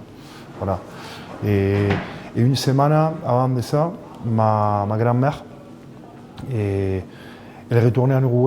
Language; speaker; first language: French; non-native, fluent; Spanish